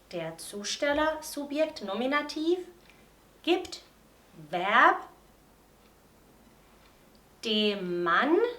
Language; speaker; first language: German; non-native, fluent; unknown